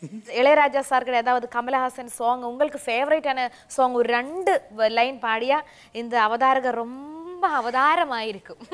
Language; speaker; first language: Tamil; non-native, learner; Malayalam